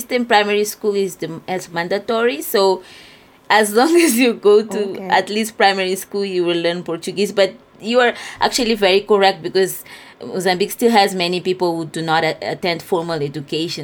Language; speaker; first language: English; non-native, fluent; Portuguese